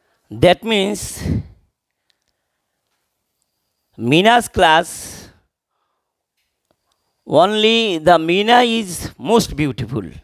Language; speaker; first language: English; non-native, local second language; Bangla